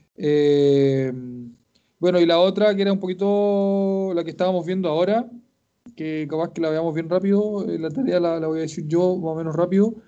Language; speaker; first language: Spanish; native; Spanish